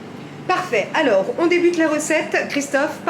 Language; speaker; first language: French; native; French